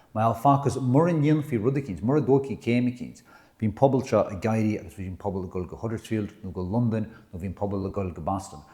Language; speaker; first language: Irish; native; Irish